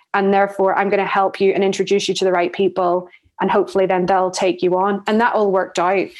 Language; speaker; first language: English; native; English